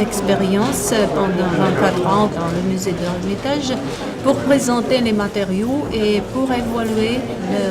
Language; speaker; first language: French; non-native, fluent; Russian